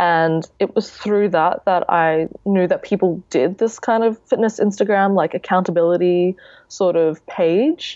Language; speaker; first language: English; native; English